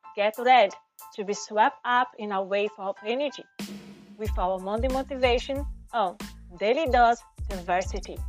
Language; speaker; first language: English; non-native, fluent; Portuguese